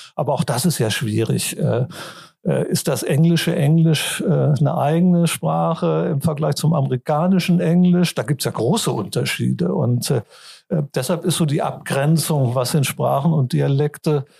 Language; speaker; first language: German; native; German